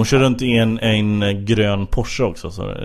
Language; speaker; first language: Swedish; native; Swedish